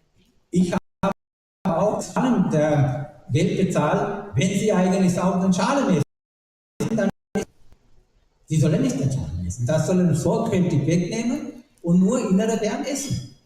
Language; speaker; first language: German; non-native, learner; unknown